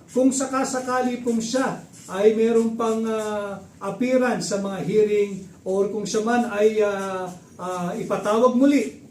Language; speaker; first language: Filipino; native; Filipino